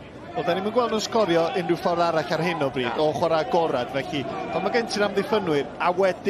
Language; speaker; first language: Welsh; native; Welsh